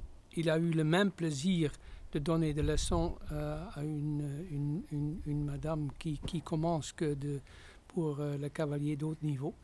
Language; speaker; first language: French; non-native, fluent; Dutch